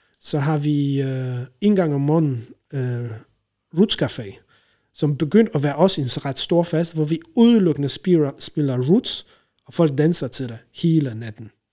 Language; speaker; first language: Danish; non-native, fluent; Polish